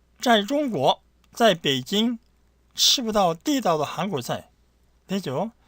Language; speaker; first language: Chinese; non-native, fluent; Korean